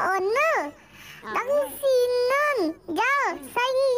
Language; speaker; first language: Korean; non-native, learner; Indonesian